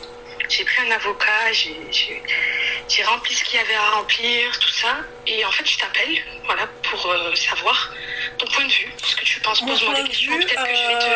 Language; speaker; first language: French; early bilingual, other home language; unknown